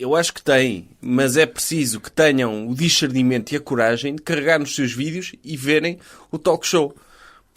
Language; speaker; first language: Portuguese; native; Portuguese